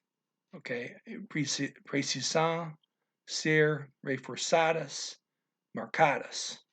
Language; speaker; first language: Portuguese; non-native, learner; English